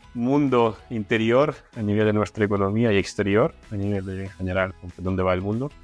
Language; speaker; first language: Spanish; non-native, fluent; Russian